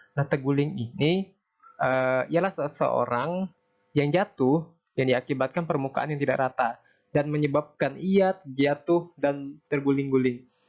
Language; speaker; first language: Indonesian; native; Indonesian